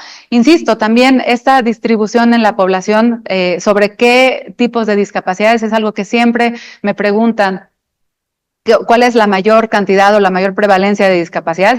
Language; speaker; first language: Spanish; native; Spanish